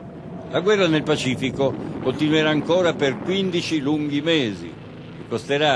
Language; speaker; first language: Italian; native; Italian